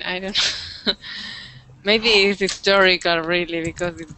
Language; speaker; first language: English; non-native, learner; Spanish